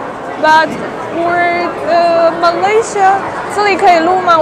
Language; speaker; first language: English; non-native, fluent; Chinese